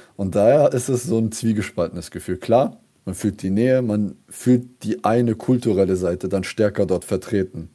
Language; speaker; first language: German; early bilingual, other home language; Kurdish